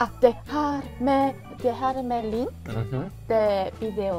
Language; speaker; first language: Spanish; non-native, learner; Korean